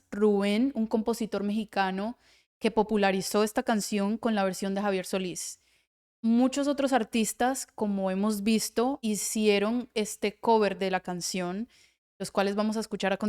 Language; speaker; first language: Spanish; native; Spanish